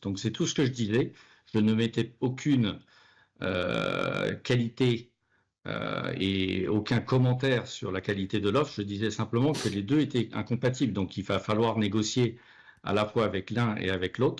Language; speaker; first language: French; native; French